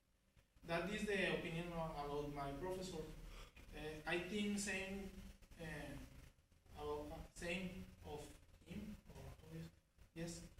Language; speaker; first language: English; non-native, learner; Spanish